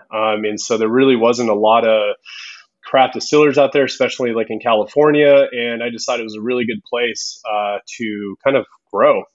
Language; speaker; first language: English; early bilingual, other home language; Spanish